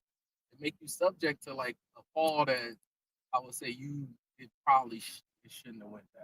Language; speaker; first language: English; native; English